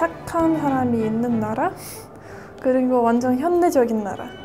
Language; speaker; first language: Korean; non-native, fluent; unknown